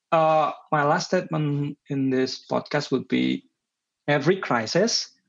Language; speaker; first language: English; non-native, fluent; Indonesian